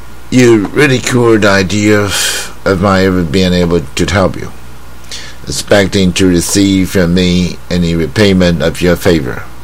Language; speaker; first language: English; non-native, fluent; Chinese